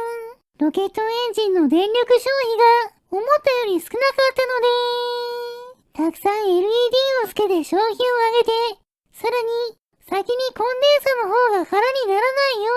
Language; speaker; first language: Japanese; native; Japanese